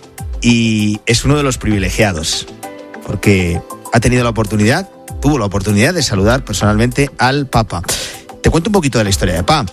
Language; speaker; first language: Spanish; native; Spanish